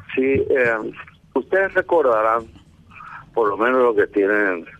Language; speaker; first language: Spanish; native; Spanish